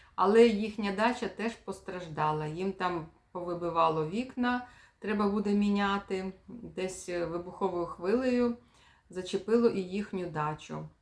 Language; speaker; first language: Ukrainian; native; Ukrainian